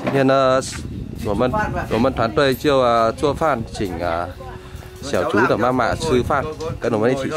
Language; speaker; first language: Chinese; non-native, learner; Vietnamese